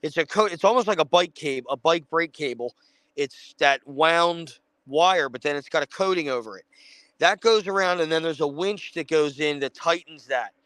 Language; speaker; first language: English; native; English